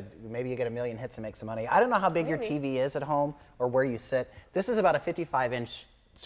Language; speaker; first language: English; native; English